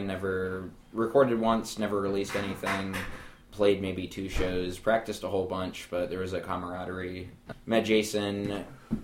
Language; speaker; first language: English; native; English